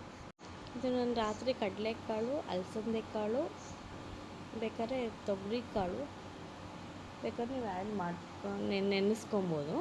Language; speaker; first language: Kannada; native; Kannada